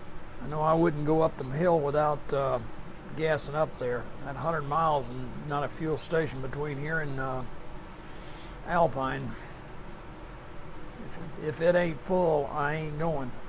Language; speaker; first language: English; native; English